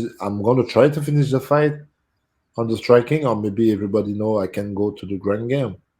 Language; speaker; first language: English; non-native, fluent; French